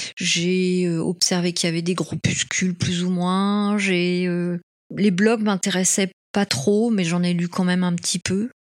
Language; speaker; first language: French; native; French